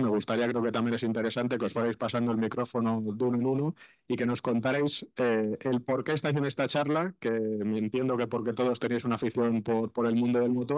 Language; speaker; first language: Spanish; native; Spanish